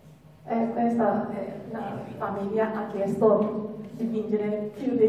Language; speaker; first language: Italian; non-native, learner; Japanese